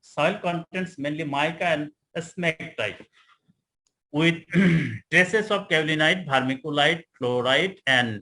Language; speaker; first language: English; non-native, local second language; Bangla